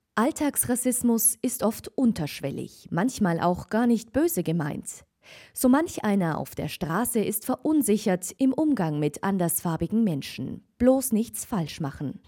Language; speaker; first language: German; native; German